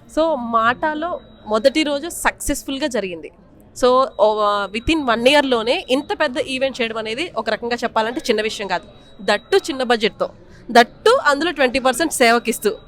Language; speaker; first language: Telugu; native; Telugu